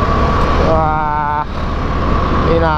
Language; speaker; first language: Japanese; native; Japanese